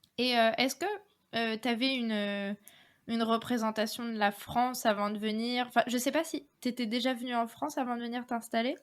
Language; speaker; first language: French; native; French